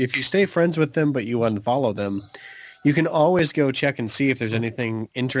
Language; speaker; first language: English; native; English